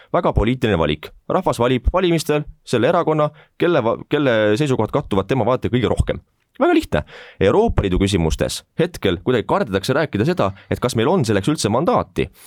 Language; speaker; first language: Estonian; native; Estonian